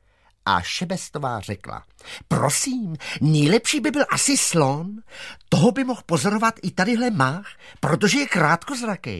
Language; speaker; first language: Czech; native; Czech